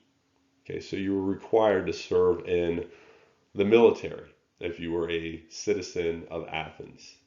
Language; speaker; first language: English; native; English